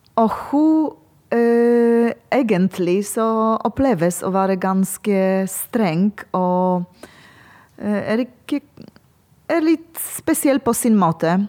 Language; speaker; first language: Norwegian; non-native, learner; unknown